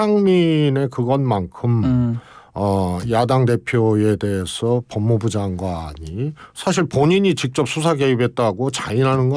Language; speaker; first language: Korean; native; Korean